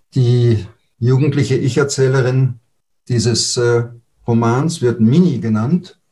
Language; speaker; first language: German; native; German